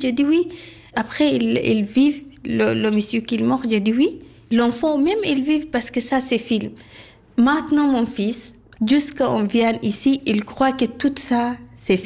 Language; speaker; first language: French; non-native, learner; Arabic